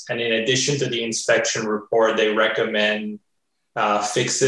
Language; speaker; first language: English; early bilingual, other home language; Spanish